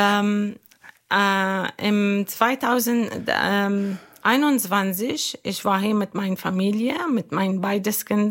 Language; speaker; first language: German; non-native, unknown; Arabic